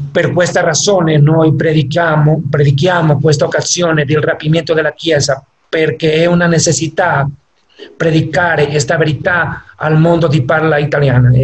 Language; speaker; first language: Italian; non-native, learner; Spanish